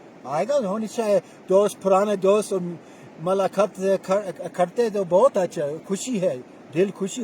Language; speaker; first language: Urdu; non-native, local second language; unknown